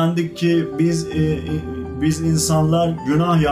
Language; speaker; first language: Turkish; non-native, fluent; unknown